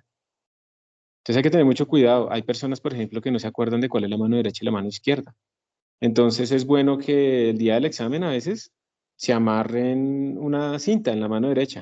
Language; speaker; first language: Spanish; native; Spanish